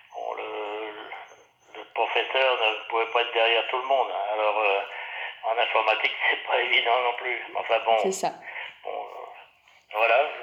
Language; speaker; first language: French; native; French